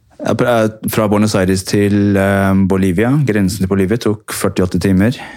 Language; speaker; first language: Norwegian; early bilingual, heritage; Norwegian